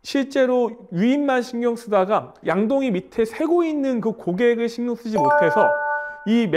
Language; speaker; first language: Korean; native; Korean